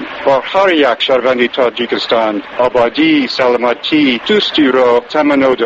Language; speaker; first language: Persian; non-native, learner; English